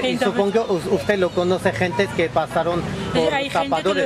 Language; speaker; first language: Spanish; non-native, fluent; Russian